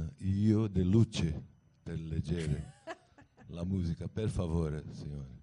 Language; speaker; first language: Italian; non-native, learner; Portuguese